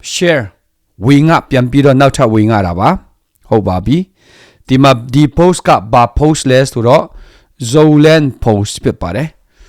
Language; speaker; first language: Burmese; non-native, local second language; Hakha Chin